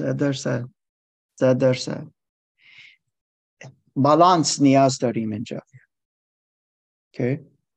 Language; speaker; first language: Persian; non-native, learner; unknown